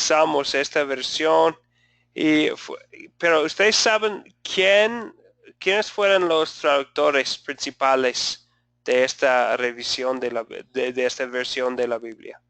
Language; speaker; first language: Spanish; non-native, fluent; English